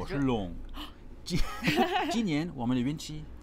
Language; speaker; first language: Chinese; non-native, learner; English